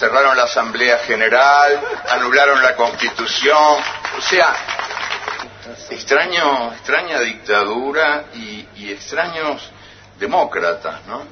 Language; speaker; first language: Spanish; native; Spanish